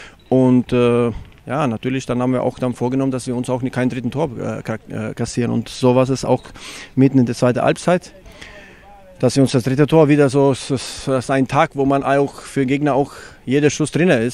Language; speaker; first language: German; non-native, fluent; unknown